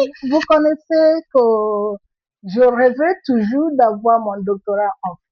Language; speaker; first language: French; non-native, fluent; Igbo